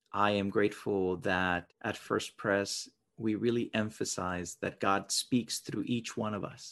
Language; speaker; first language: English; non-native, fluent; Spanish